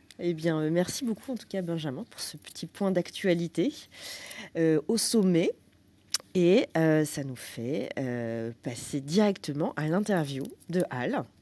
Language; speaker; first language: French; native; French